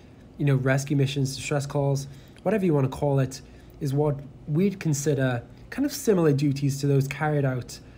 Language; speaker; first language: English; native; English